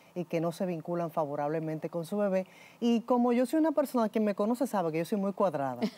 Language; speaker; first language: Spanish; native; Spanish